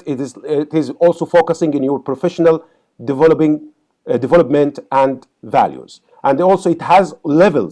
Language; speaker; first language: English; non-native, fluent; Arabic